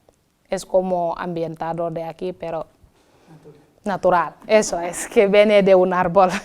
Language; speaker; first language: Spanish; non-native, fluent; Wolof